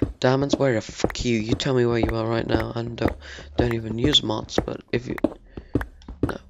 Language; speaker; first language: English; native; English